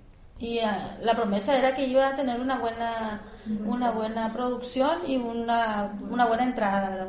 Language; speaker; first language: Spanish; native; Spanish